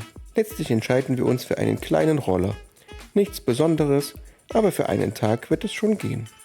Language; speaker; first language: German; native; German